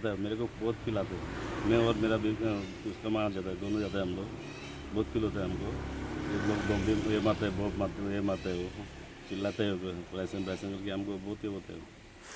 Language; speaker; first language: Hindi; non-native, local second language; Konkani